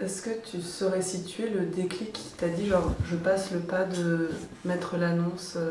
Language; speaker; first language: French; native; French